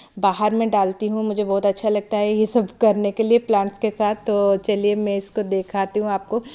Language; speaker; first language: Hindi; non-native, local second language; Odia